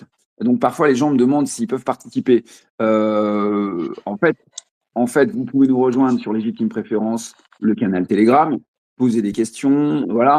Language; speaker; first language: French; native; French